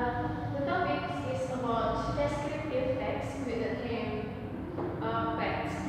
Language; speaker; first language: English; non-native, learner; Indonesian